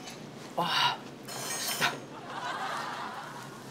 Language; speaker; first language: Korean; native; Korean